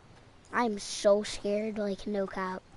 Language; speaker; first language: English; native; English